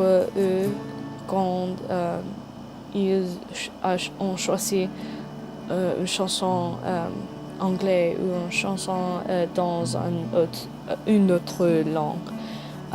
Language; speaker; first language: French; non-native, learner; English